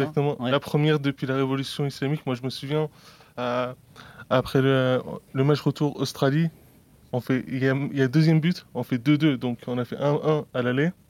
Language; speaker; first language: French; early bilingual, heritage; Persian